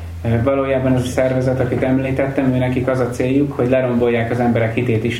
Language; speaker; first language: Hungarian; native; Hungarian